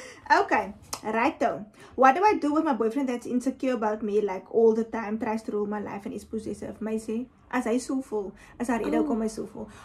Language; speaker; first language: English; non-native, local second language; Afrikaans